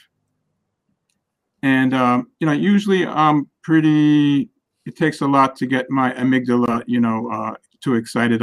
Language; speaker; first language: English; native; English